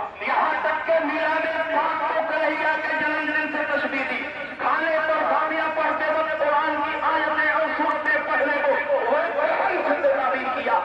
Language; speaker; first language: Urdu; native; Urdu